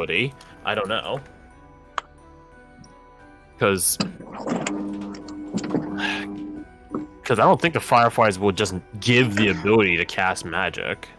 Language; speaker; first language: English; native; English